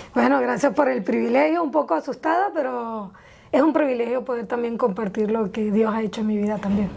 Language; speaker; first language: Spanish; native; Spanish